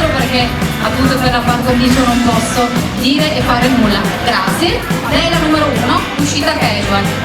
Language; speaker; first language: Italian; native; Italian